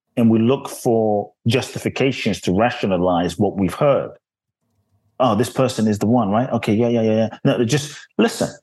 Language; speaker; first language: English; native; English